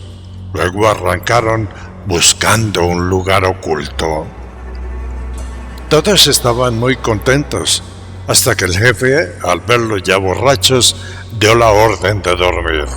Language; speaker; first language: Spanish; native; Spanish